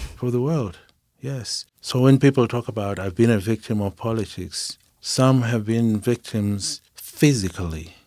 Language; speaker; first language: English; non-native, local second language; Shona